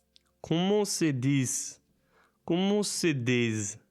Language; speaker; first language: Portuguese; non-native, learner; German